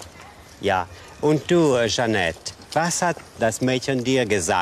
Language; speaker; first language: German; non-native, fluent; French